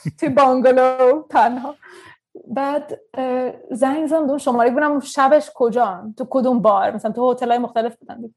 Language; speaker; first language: Persian; early bilingual, heritage; Persian